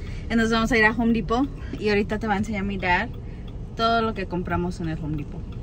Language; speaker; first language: Spanish; early bilingual, heritage; Spanish